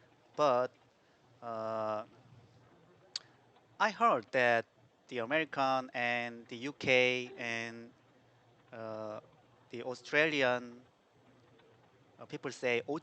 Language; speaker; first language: English; non-native, learner; Korean